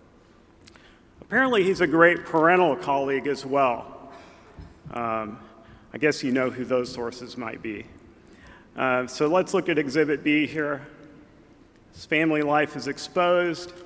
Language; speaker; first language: English; native; English